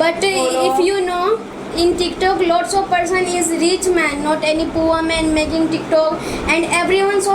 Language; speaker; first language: English; non-native, learner; Hindi